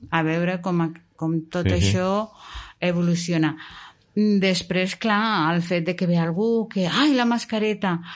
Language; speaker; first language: Catalan; non-native, local second language; Spanish